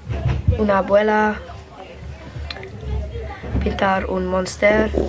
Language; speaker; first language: Spanish; non-native, learner; English